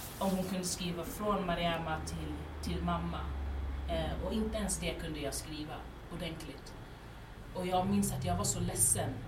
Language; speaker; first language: Swedish; early bilingual, other home language; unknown